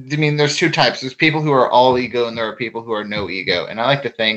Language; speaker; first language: English; native; English